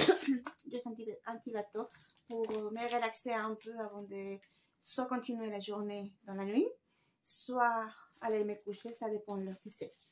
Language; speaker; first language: French; non-native, fluent; Spanish